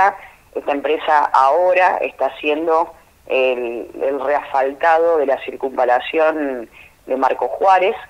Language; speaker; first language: Spanish; native; Spanish